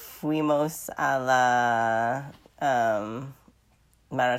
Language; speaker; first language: Spanish; non-native, learner; English